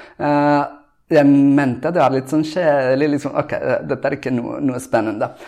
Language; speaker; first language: Norwegian; non-native, fluent; Spanish